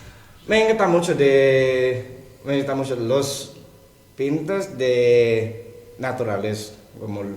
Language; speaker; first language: Spanish; non-native, learner; Thai